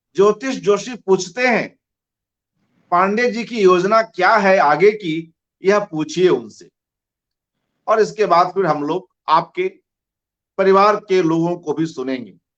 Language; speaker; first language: Hindi; native; Hindi